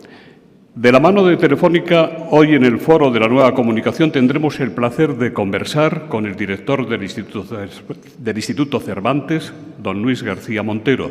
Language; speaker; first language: Spanish; native; Spanish